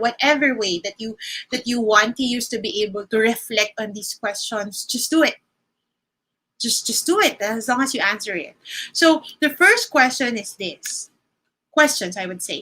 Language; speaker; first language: English; non-native, local second language; Filipino